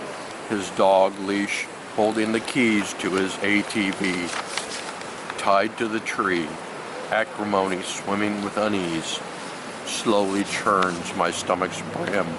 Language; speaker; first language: English; native; English